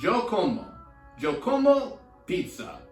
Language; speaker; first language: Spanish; non-native, learner; English